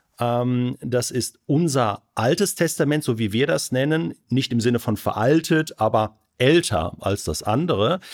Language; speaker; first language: German; native; German